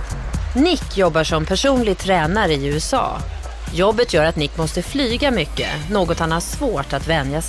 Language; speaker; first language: Swedish; native; Swedish